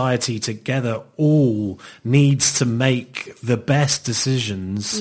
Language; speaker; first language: English; native; English